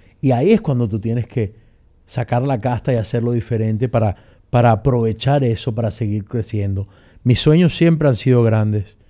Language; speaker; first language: Spanish; native; Spanish